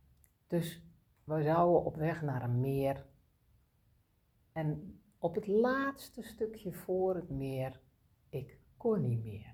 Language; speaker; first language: Dutch; native; Dutch